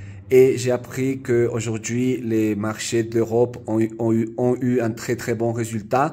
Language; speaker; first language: French; non-native, fluent; Spanish